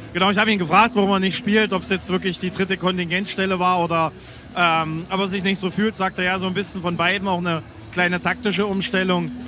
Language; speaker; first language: German; native; German